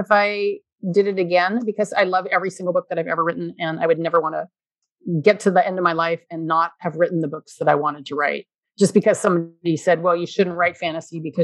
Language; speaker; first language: English; native; English